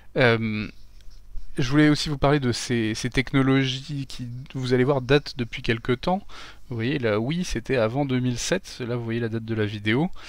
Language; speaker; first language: French; native; French